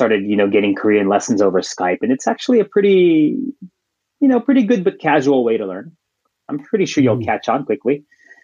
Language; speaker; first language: English; native; English